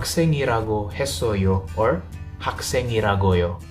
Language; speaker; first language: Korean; non-native, fluent; Filipino